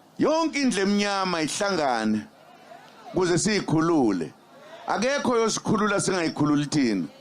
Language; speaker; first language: Zulu; native; Zulu